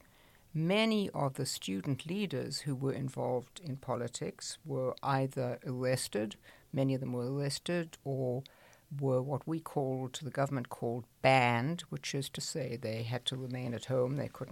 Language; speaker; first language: English; native; English